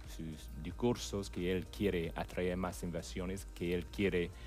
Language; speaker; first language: Spanish; non-native, fluent; English